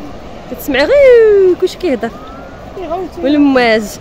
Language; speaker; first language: Arabic; native; Arabic